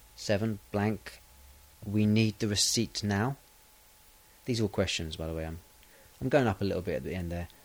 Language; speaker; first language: English; native; English